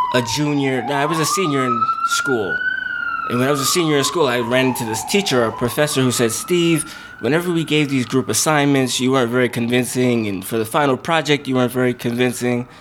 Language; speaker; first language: English; native; English